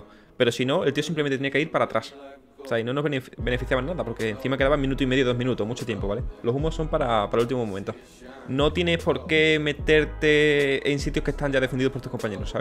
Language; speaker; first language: Spanish; native; Spanish